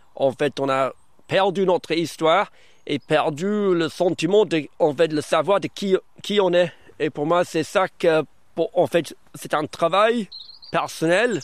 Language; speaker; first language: French; non-native, fluent; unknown